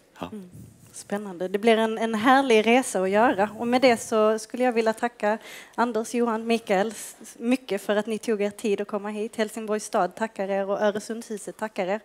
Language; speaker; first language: Swedish; native; Swedish